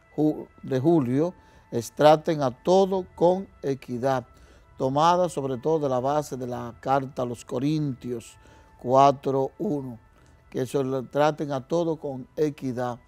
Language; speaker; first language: Spanish; native; Spanish